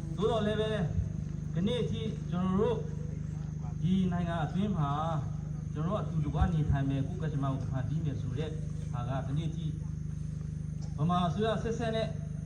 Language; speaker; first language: Burmese; non-native, local second language; Western Kayah